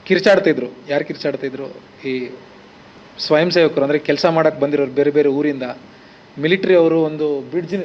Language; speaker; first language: Kannada; native; Kannada